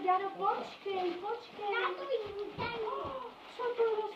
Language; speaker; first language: Czech; native; Czech